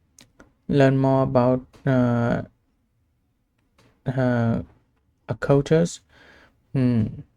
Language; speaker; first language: English; non-native, learner; Vietnamese